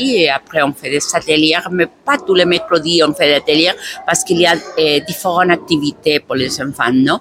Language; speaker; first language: French; non-native, learner; Spanish